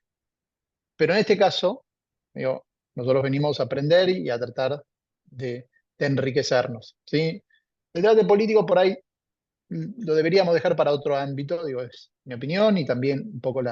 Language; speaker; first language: Spanish; native; Spanish